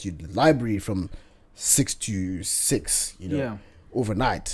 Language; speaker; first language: English; non-native, local second language; Bemba